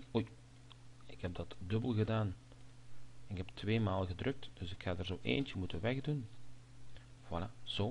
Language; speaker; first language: Dutch; native; Dutch